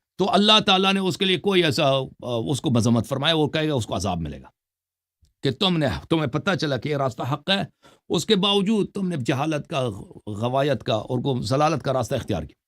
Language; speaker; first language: Urdu; non-native, local second language; Saraiki